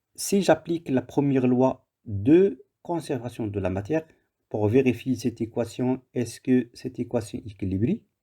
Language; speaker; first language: French; non-native, local second language; Arabic